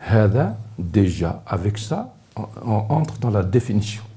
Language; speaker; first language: French; non-native, local second language; Arabic